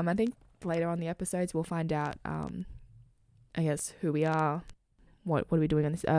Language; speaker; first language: English; native; English